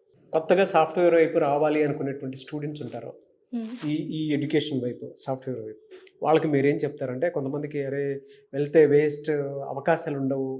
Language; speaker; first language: Telugu; native; Telugu